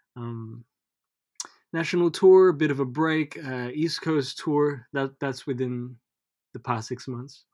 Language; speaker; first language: English; early bilingual, other home language; Filipino